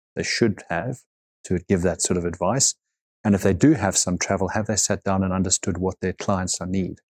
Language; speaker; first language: English; native; English